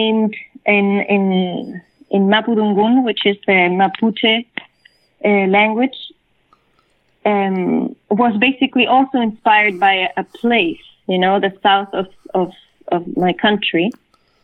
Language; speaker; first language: English; non-native, fluent; Spanish